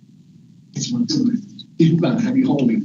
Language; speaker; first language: Welsh; native; Welsh